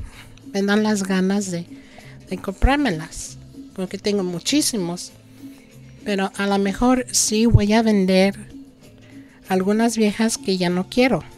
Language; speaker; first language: Spanish; early bilingual, heritage; Spanish